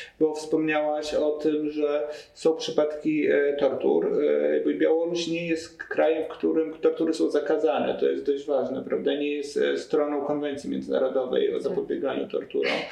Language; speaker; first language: Polish; native; Polish